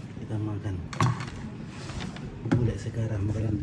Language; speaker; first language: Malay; non-native, local second language; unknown